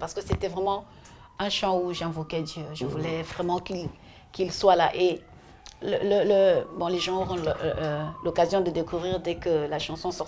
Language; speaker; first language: French; non-native, local second language; Lingala